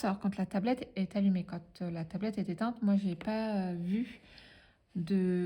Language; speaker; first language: French; native; French